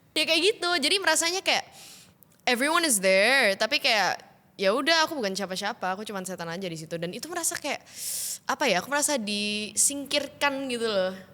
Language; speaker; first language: Indonesian; native; Indonesian